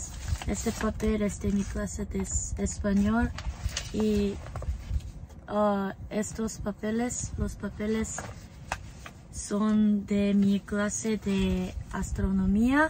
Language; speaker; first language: Spanish; non-native, learner; English